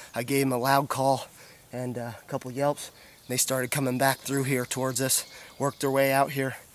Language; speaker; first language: English; native; English